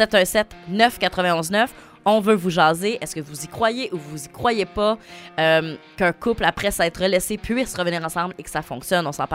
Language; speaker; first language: French; native; French